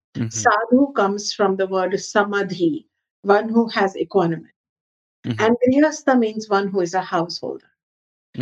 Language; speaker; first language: English; non-native, local second language; Hindi